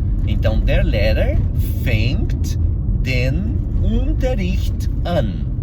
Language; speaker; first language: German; non-native, fluent; Portuguese